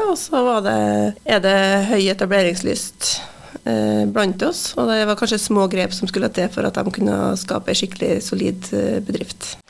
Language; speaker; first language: Norwegian; native; Norwegian